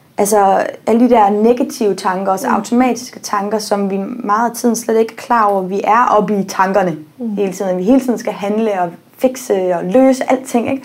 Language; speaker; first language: Danish; early bilingual, heritage; English